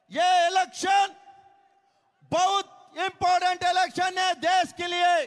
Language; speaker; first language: Hindi; non-native, local second language; Kannada